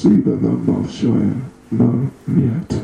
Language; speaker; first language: Russian; non-native, learner; English